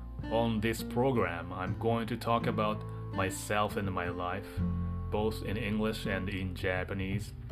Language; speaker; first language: English; non-native, fluent; Japanese